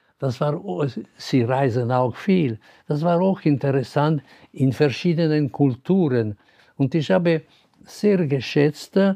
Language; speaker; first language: German; non-native, local second language; Italian